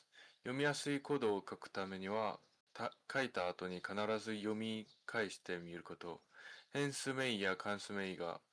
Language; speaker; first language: Japanese; non-native, fluent; Korean